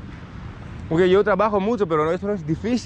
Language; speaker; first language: Spanish; non-native, learner; Greek